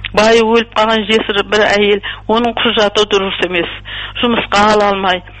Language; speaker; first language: Kazakh; early bilingual, heritage; Kazakh